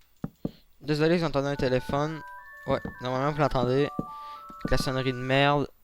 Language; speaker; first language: French; native; French